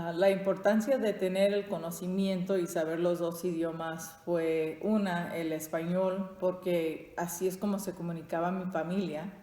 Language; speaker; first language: Spanish; early bilingual, heritage; Spanish